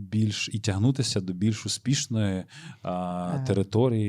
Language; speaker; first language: Ukrainian; native; Ukrainian